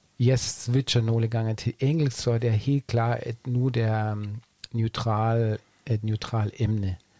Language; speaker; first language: Danish; non-native, fluent; German